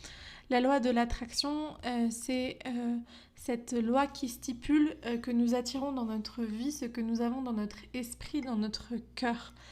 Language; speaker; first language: French; native; French